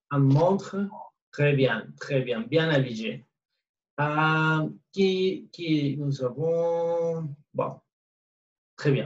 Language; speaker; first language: French; non-native, learner; Spanish